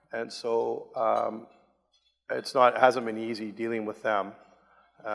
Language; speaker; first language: English; native; English